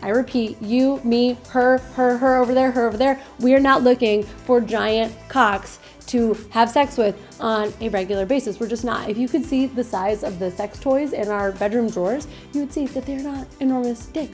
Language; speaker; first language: English; native; English